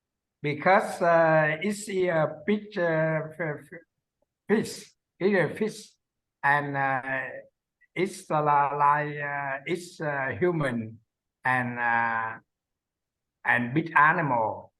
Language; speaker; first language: English; non-native, learner; Vietnamese